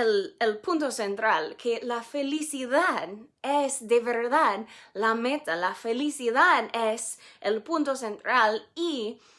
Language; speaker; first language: Spanish; non-native, fluent; English